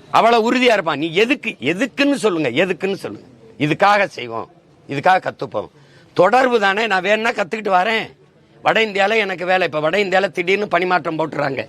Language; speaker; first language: Tamil; native; Tamil